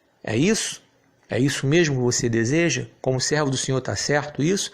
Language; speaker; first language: Portuguese; native; Portuguese